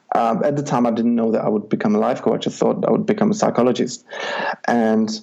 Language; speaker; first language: English; non-native, fluent; Czech